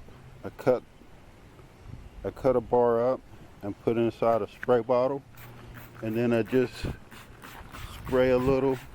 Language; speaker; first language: English; native; English